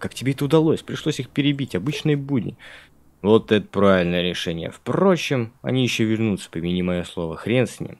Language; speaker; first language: Russian; native; Russian